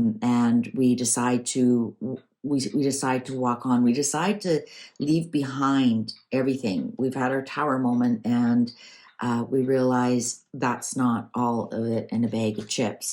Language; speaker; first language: English; native; English